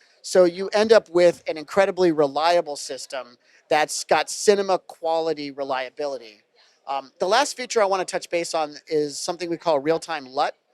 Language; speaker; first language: English; native; English